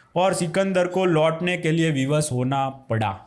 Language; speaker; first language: Hindi; non-native, local second language; Gujarati